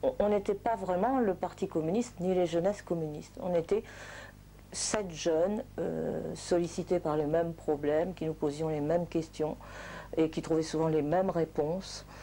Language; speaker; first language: French; native; French